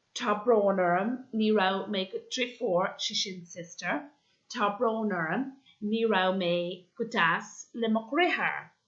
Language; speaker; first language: Irish; non-native, local second language; English